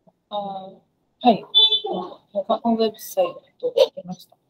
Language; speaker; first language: Japanese; non-native, learner; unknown